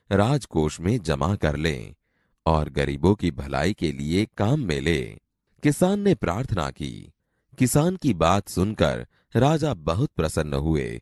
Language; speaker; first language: Hindi; non-native, local second language; Gujarati